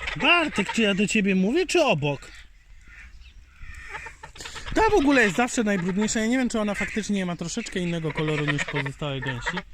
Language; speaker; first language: Polish; native; Polish